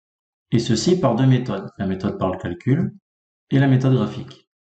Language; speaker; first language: French; native; French